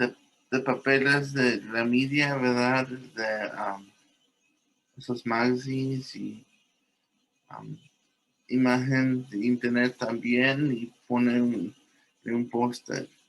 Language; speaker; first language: Spanish; early bilingual, heritage; English